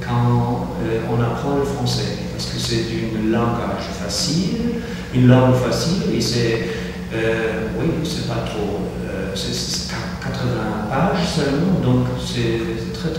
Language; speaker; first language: French; non-native, fluent; German